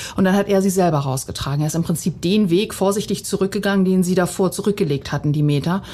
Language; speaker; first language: German; early bilingual, other home language; Bosnian